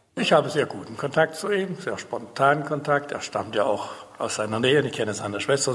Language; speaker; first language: German; native; German